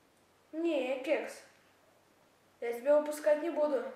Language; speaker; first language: Russian; native; Russian